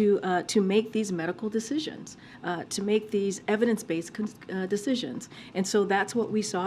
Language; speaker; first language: English; native; English